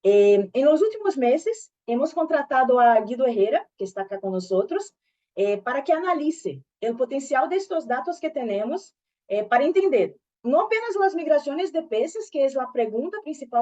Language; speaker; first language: Spanish; non-native, learner; Portuguese